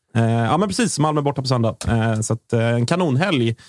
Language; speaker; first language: Swedish; native; Swedish